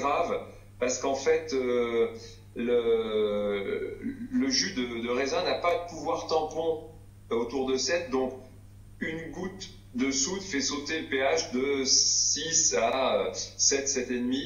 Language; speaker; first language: French; native; French